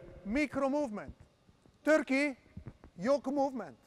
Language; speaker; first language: English; non-native, learner; Italian